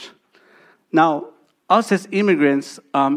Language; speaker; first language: English; early bilingual, other home language; Spanish